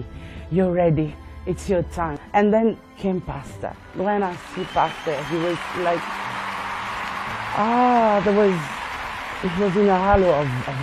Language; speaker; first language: English; non-native, local second language; Morisyen